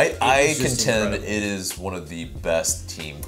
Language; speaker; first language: English; native; English